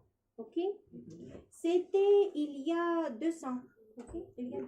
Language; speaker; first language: French; non-native, learner; Russian